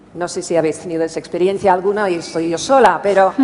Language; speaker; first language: Spanish; non-native, fluent; English